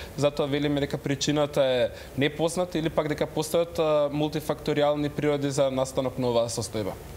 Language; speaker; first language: Macedonian; native; Macedonian